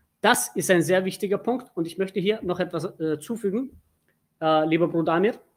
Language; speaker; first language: German; early bilingual, other home language; Turkish